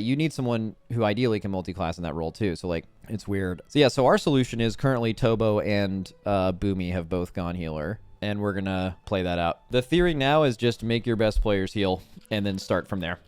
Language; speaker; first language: English; native; English